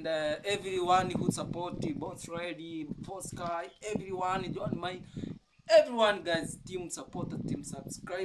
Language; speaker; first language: English; non-native, learner; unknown